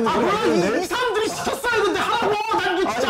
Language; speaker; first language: Korean; native; Korean